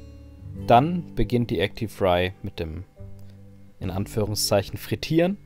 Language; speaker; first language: German; native; German